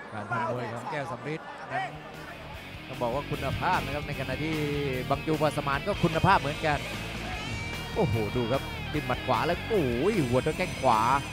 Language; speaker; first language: Thai; native; Thai